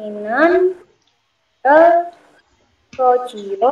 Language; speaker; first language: Korean; non-native, learner; Indonesian